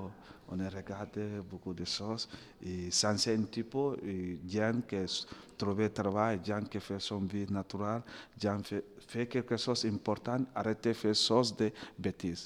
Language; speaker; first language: French; non-native, learner; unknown